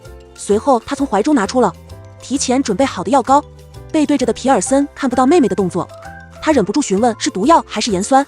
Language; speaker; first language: Chinese; native; Chinese